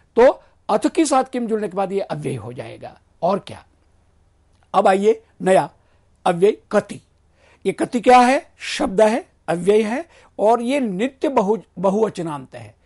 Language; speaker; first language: Hindi; non-native, local second language; Gujarati